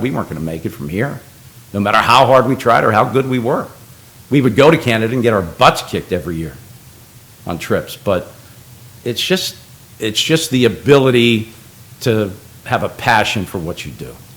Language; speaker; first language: English; native; English